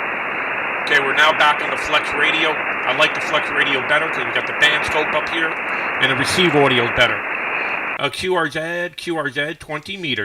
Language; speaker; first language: English; native; English